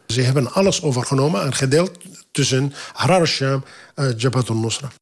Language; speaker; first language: Dutch; non-native, fluent; Arabic